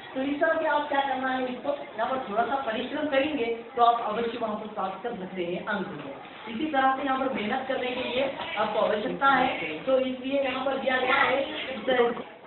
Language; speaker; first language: Hindi; non-native, local second language; Urdu